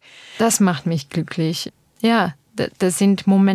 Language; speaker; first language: German; non-native, learner; Armenian